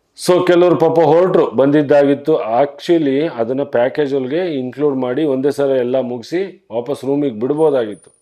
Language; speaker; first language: Kannada; native; Kannada